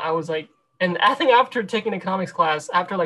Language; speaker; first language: English; non-native, local second language; Cantonese